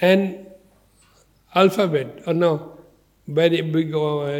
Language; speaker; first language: English; non-native, learner; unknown